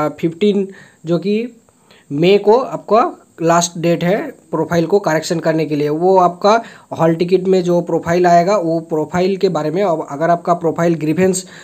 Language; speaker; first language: Hindi; non-native, local second language; Bangla